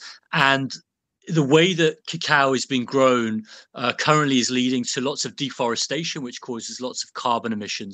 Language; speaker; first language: English; native; English